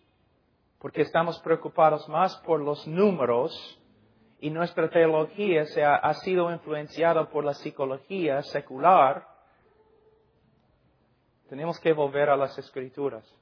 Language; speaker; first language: Spanish; non-native, fluent; English